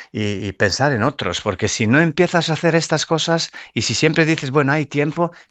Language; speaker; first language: Spanish; non-native, fluent; Serbian